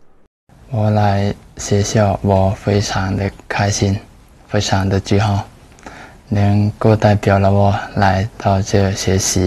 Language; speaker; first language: Chinese; non-native, learner; Lao